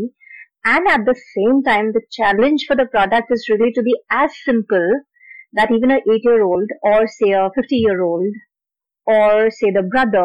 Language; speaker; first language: English; non-native, local second language; Assamese